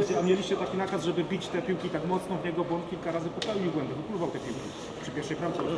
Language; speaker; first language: Polish; native; Polish